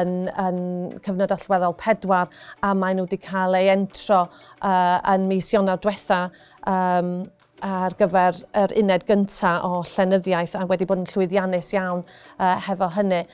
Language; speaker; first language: Welsh; non-native, local second language; English